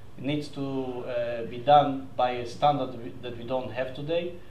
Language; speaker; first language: English; non-native, fluent; Hebrew